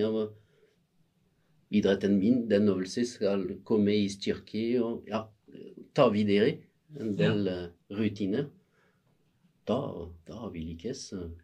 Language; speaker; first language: Norwegian; non-native, fluent; French